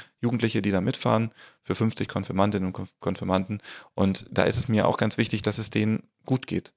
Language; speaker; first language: German; native; German